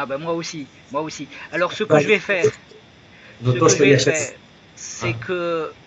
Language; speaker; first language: French; native; French